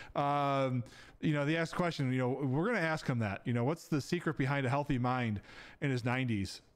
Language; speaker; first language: English; native; English